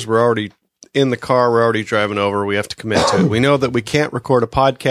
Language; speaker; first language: English; native; English